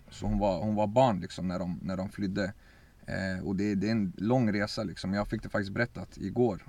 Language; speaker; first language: Swedish; early bilingual, other home language; Kurdish